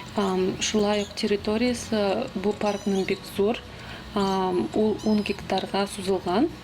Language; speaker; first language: Tatar; native; Tatar